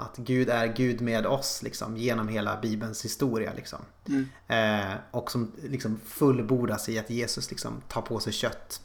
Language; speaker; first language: Swedish; native; Swedish